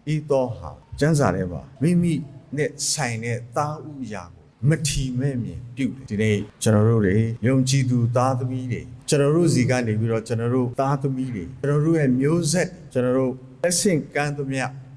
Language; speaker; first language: Burmese; non-native, local second language; Lahu